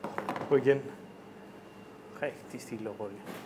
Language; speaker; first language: Danish; non-native, fluent; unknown